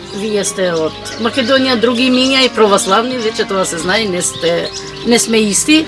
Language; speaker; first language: Macedonian; non-native, fluent; Albanian